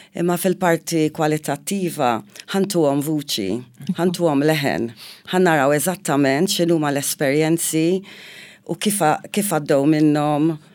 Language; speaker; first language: Maltese; native; Maltese